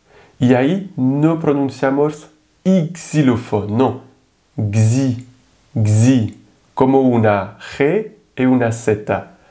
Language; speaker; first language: Spanish; non-native, fluent; French